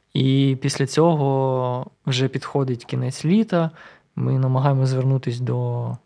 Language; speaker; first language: Ukrainian; non-native, local second language; Russian